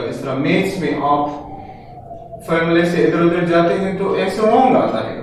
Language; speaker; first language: Urdu; non-native, local second language; Pashto